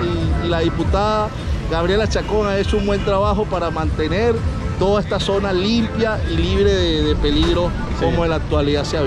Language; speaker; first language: Spanish; native; Spanish